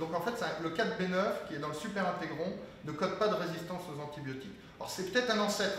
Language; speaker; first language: French; native; French